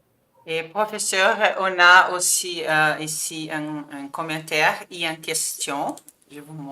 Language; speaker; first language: French; non-native, fluent; Portuguese